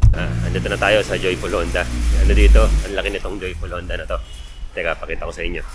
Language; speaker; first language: Filipino; native; Filipino